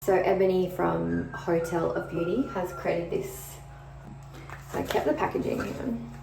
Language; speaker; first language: English; native; English